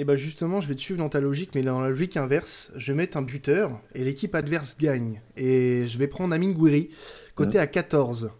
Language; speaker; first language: French; native; French